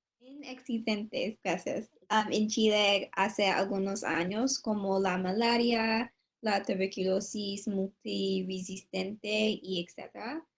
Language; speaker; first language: Spanish; non-native, learner; English